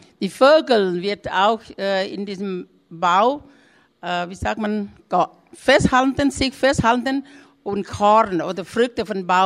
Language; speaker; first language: German; non-native, learner; Thai